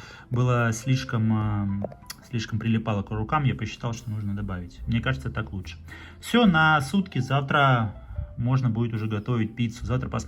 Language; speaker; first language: Russian; native; Russian